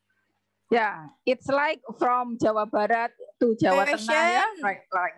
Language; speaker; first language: English; non-native, learner; Indonesian